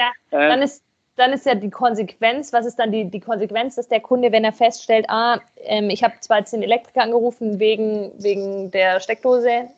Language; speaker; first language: German; native; German